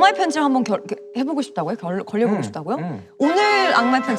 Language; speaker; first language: Korean; native; Korean